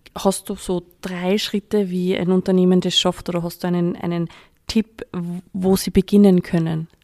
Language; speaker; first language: German; native; German